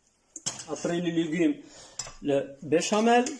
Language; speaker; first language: French; non-native, learner; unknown